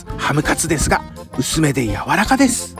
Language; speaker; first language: Japanese; native; Japanese